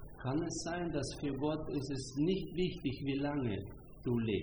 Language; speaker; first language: German; non-native, fluent; Hungarian